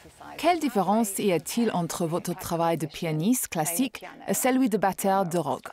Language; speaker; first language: French; native; French